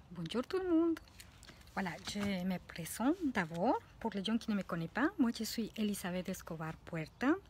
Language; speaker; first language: French; non-native, fluent; Spanish